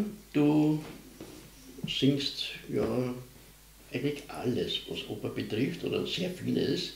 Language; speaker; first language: German; native; German